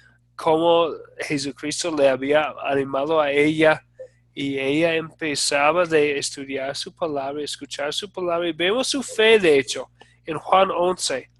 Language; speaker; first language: Spanish; non-native, fluent; English